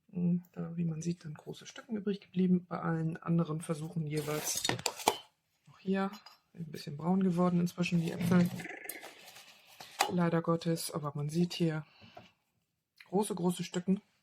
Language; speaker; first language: German; native; German